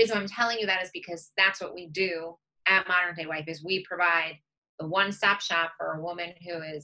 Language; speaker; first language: English; native; English